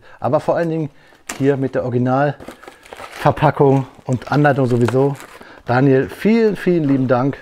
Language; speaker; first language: German; native; German